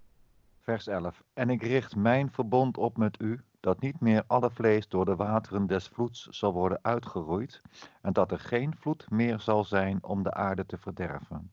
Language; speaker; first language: Dutch; native; Dutch